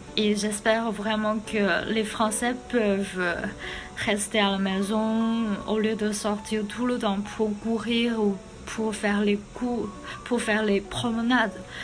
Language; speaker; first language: French; non-native, fluent; Chinese